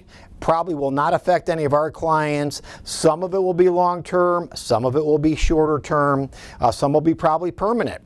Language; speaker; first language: English; native; English